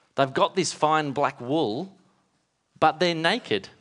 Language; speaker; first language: English; native; English